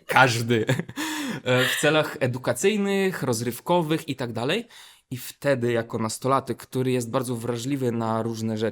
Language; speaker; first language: Polish; non-native, fluent; Belarusian